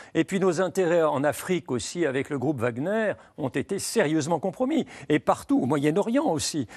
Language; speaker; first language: French; native; French